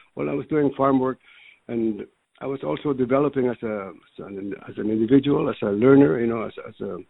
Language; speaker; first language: English; early bilingual, other home language; Filipino